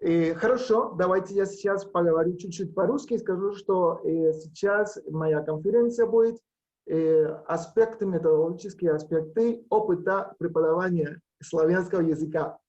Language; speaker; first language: Russian; non-native, learner; Spanish